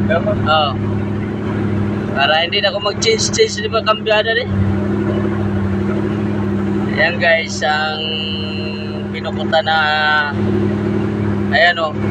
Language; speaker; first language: Filipino; non-native, local second language; Hiligaynon